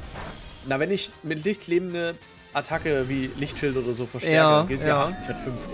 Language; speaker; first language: German; native; German